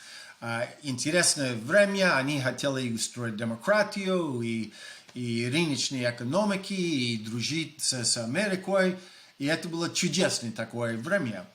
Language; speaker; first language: Russian; non-native, fluent; English